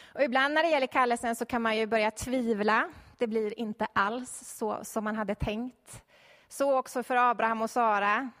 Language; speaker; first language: Swedish; native; Swedish